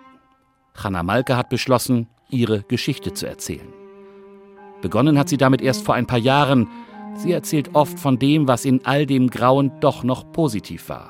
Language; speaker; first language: German; native; German